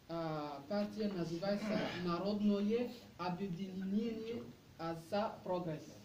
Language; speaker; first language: Russian; non-native, learner; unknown